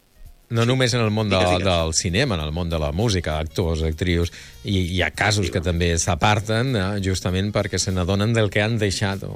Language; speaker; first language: Catalan; native; Catalan